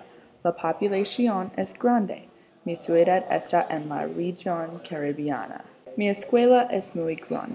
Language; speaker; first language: Spanish; non-native, learner; English